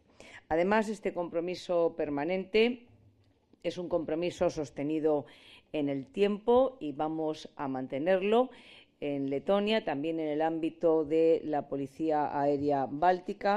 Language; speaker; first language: Spanish; native; Spanish